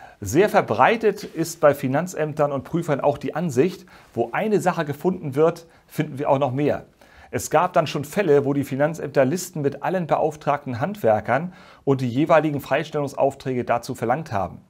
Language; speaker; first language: German; native; German